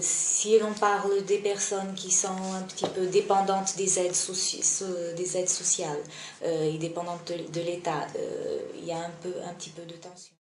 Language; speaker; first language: French; non-native, fluent; Portuguese